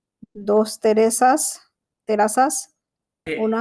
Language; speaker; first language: Spanish; non-native, learner; Bangla